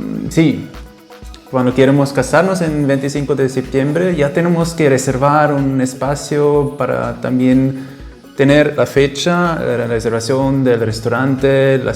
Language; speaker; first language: Spanish; non-native, fluent; German